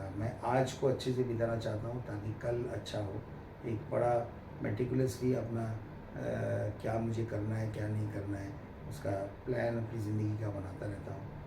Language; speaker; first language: Hindi; non-native, local second language; Bangla